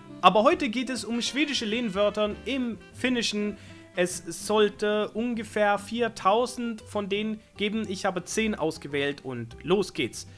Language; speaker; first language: German; non-native, fluent; Swedish